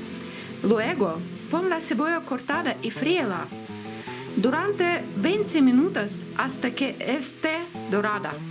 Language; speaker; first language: Spanish; non-native, learner; Russian